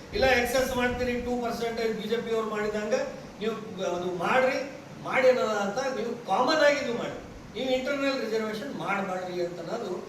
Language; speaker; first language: Kannada; non-native, local second language; Lambadi